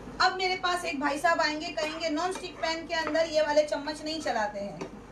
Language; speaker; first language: Hindi; native; Hindi